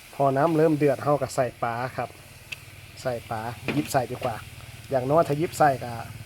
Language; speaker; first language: Thai; non-native, local second language; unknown